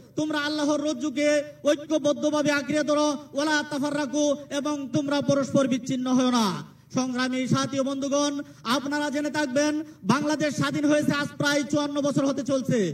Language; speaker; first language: Bangla; native; Bangla